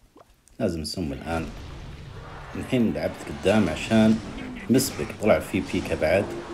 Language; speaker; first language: Arabic; native; Arabic